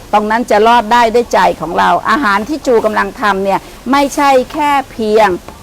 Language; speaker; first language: Thai; native; Thai